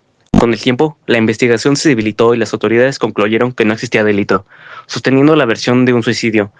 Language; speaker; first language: Spanish; native; Spanish